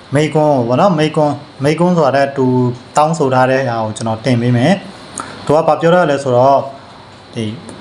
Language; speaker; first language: Burmese; native; Burmese